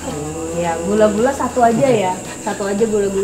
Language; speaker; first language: Indonesian; native; Indonesian